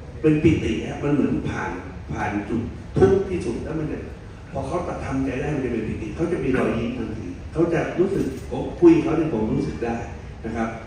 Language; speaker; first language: Thai; native; Thai